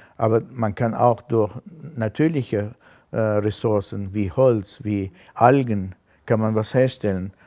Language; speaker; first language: German; non-native, fluent; Armenian